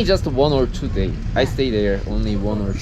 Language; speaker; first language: English; non-native, learner; Korean